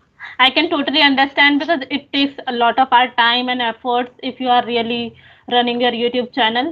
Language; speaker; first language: English; non-native, local second language; Hindi